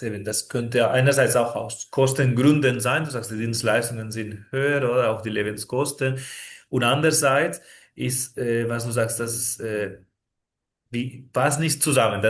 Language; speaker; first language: German; non-native, fluent; Spanish